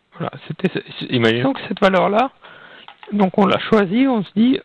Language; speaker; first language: French; non-native, fluent; Russian